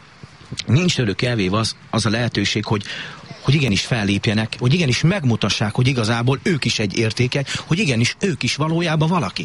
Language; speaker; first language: Hungarian; native; Hungarian